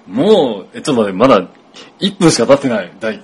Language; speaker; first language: Japanese; native; Japanese